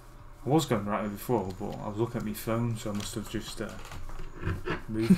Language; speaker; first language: English; native; English